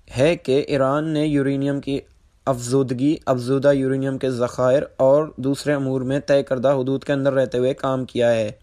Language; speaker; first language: Urdu; non-native, local second language; Baluchi